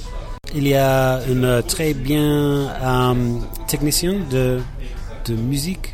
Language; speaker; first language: French; non-native, learner; English